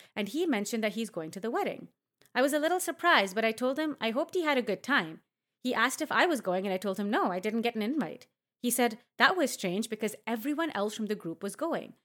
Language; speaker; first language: English; early bilingual, other home language; Hindi